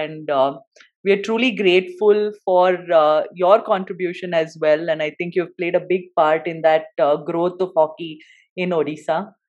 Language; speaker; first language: English; non-native, local second language; Hindi